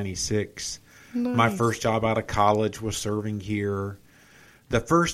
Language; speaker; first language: English; native; English